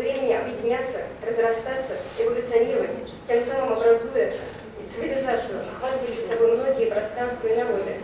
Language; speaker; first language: Russian; native; Russian